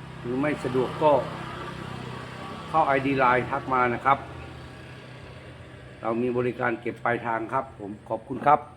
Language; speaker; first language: Thai; native; Thai